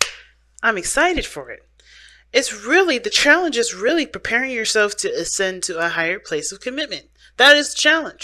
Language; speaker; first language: English; native; English